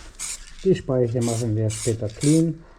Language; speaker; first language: German; non-native, learner; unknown